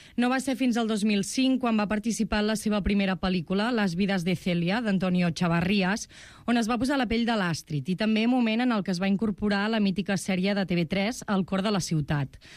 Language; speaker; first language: Catalan; native; Catalan